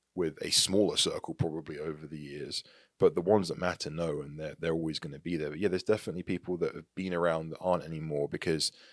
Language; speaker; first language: English; native; English